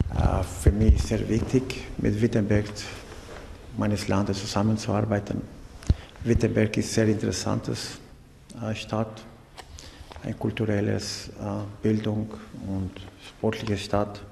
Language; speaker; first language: German; non-native, learner; Macedonian